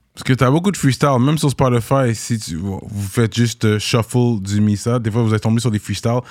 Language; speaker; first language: French; native; French